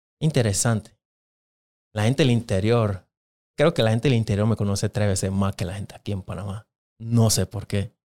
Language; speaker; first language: Spanish; non-native, local second language; Jamaican Creole English